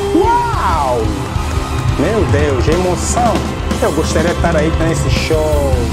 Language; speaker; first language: Portuguese; native; Portuguese